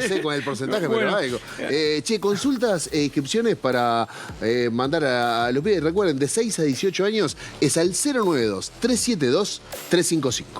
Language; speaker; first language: Spanish; native; Spanish